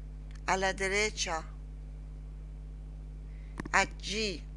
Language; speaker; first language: Spanish; non-native, learner; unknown